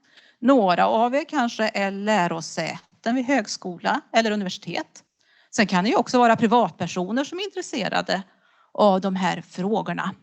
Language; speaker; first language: Swedish; native; Swedish